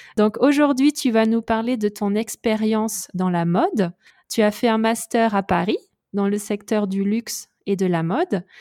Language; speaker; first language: French; native; French